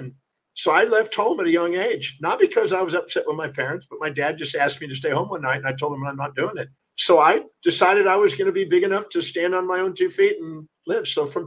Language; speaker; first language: English; native; English